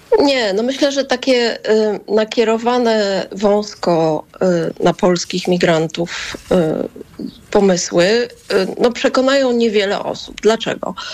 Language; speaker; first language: Polish; native; Polish